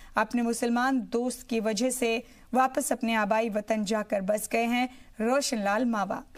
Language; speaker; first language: Hindi; native; Hindi